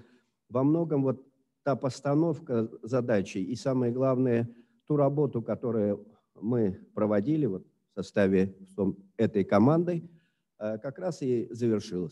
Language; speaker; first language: Russian; native; Russian